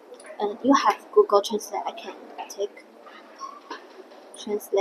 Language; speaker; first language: English; non-native, learner; Chinese